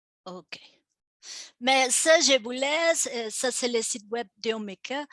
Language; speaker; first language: French; non-native, fluent; Spanish